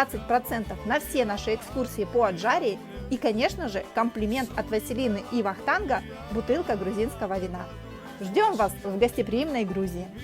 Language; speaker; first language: Russian; native; Russian